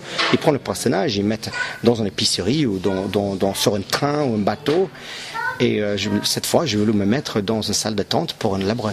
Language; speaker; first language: French; non-native, local second language; English